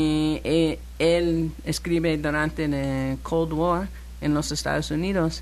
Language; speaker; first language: Spanish; non-native, learner; English